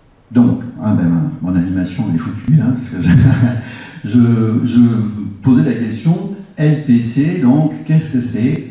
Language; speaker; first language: French; native; French